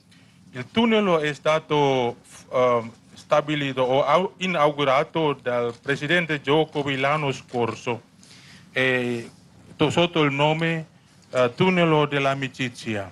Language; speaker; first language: Italian; non-native, fluent; Indonesian